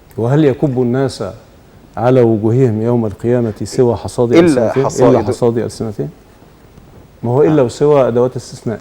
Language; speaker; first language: Egyptian Arabic; native; Egyptian Arabic